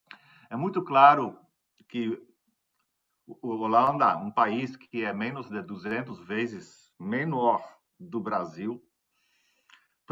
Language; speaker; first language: Portuguese; non-native, fluent; Dutch